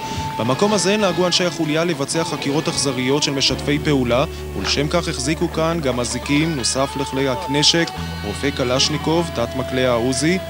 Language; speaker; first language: Hebrew; native; Hebrew